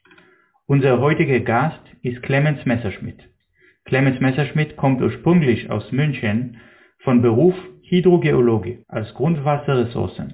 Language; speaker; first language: German; non-native, fluent; Hebrew